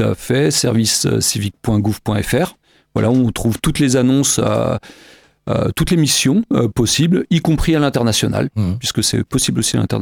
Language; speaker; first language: French; native; French